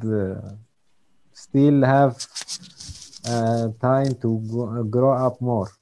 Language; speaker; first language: English; non-native, learner; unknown